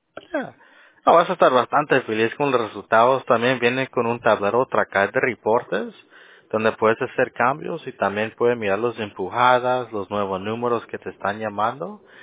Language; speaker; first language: Spanish; early bilingual, heritage; Spanish